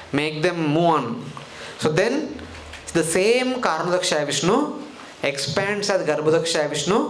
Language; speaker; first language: English; non-native, local second language; Telugu